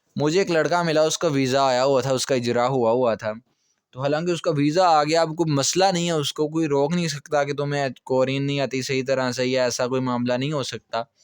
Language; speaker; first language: Urdu; non-native, local second language; Punjabi